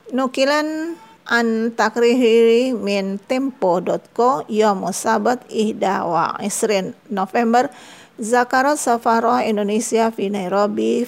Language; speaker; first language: Arabic; non-native, fluent; Indonesian